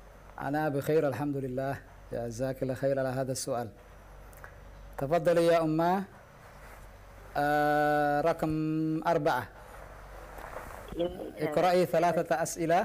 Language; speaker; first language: Arabic; non-native, fluent; Indonesian